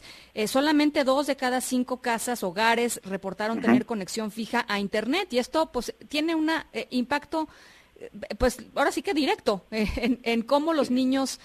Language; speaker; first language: Spanish; native; Spanish